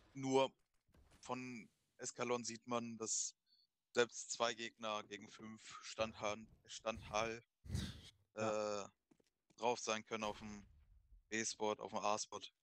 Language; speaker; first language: German; native; German